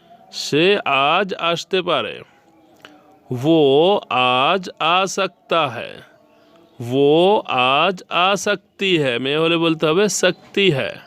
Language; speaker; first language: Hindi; non-native, learner; Bangla